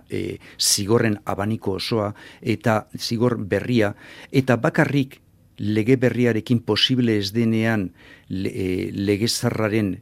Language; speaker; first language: Basque; native; Basque